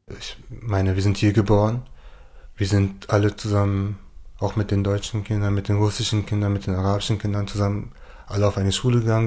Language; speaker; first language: German; early bilingual, other home language; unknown